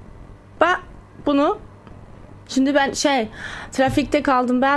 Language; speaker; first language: Turkish; early bilingual, heritage; Turkish